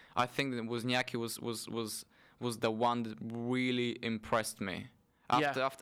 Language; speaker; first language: English; non-native, fluent; Bulgarian